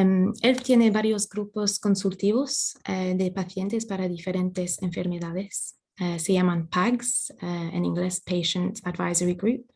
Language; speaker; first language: Spanish; non-native, fluent; English